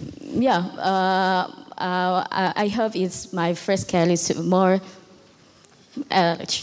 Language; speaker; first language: English; non-native, learner; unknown